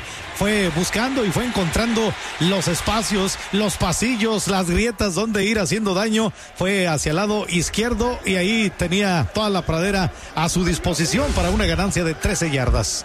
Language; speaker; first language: Spanish; native; Spanish